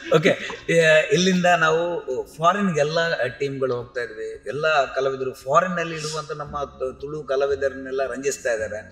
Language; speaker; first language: Kannada; non-native, local second language; Tulu